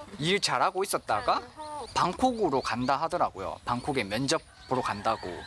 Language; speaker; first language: Korean; native; Korean